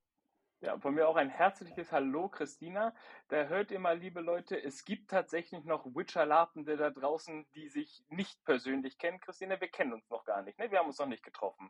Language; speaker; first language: German; native; German